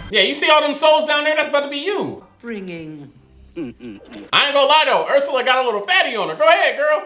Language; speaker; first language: English; native; English